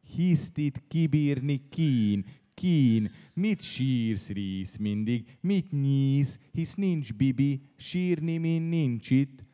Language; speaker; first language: Hungarian; native; Hungarian